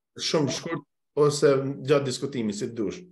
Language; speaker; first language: Albanian; native; Albanian